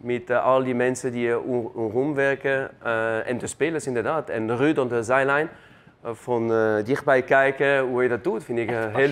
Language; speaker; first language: Dutch; non-native, fluent; German